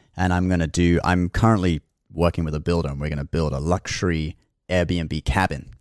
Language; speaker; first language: English; native; English